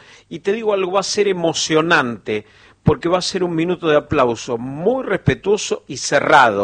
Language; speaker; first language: Spanish; native; Spanish